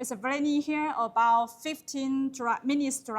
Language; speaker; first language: English; non-native, learner; Chinese